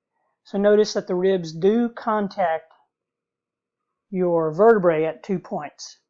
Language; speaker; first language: English; native; English